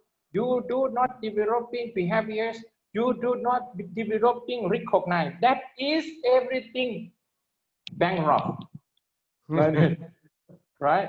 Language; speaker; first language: English; non-native, learner; Lao